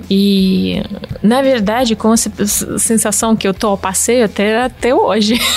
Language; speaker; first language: Portuguese; non-native, fluent; Russian